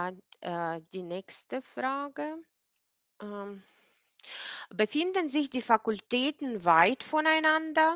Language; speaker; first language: German; non-native, fluent; Ukrainian